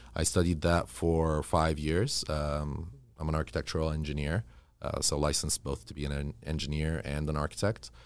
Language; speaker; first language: English; early bilingual, other home language; Arabic